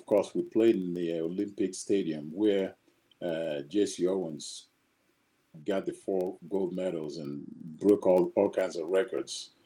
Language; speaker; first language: English; non-native, local second language; Igbo